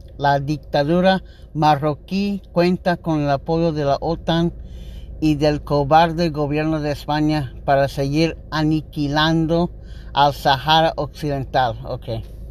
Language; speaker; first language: Spanish; non-native, learner; English